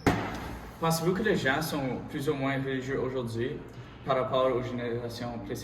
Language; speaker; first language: French; native; French